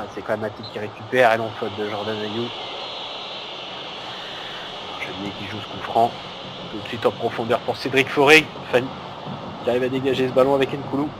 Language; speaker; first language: French; native; French